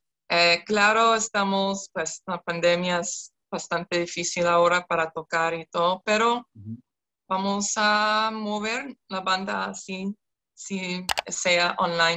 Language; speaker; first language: Spanish; non-native, fluent; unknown